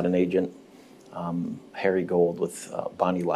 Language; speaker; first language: English; native; English